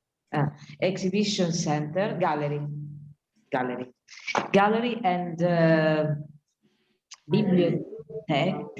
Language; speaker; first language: English; non-native, learner; Italian